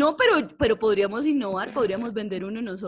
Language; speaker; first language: Spanish; native; Spanish